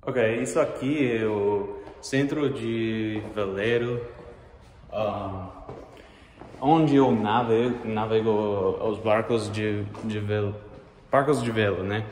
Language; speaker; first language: Portuguese; early bilingual, heritage; English